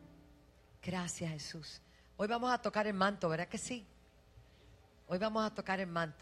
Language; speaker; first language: Spanish; native; Spanish